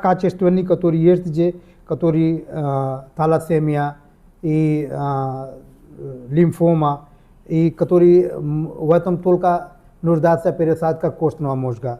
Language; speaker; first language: Russian; non-native, learner; Hindi